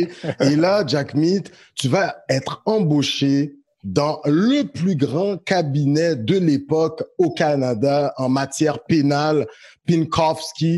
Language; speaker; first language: French; native; French